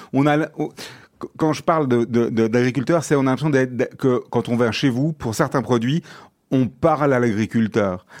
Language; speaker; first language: French; native; French